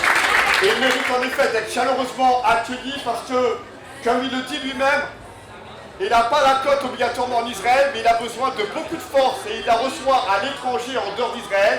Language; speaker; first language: French; native; French